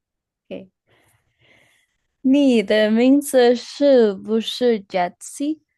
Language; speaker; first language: Chinese; non-native, learner; Spanish